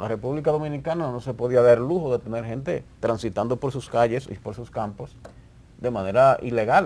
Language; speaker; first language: Spanish; native; Spanish